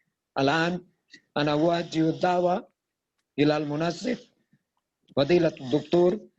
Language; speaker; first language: Arabic; non-native, fluent; Bangla